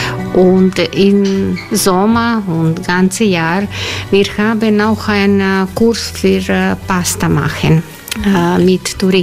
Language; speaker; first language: German; non-native, learner; Croatian